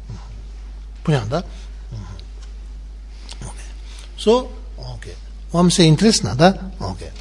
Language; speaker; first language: Russian; non-native, learner; Tibetan